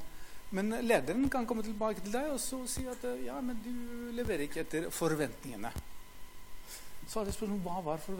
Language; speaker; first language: Norwegian; non-native, fluent; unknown